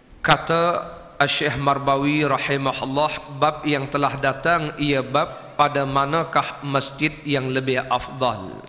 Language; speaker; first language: Malay; native; Malay